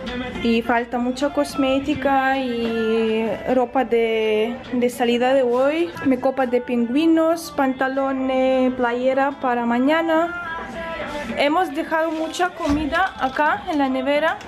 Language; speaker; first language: Spanish; non-native, fluent; Russian